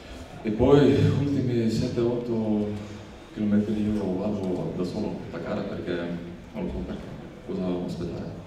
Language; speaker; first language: Italian; non-native, learner; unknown